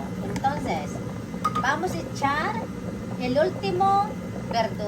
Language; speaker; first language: Spanish; non-native, learner; Filipino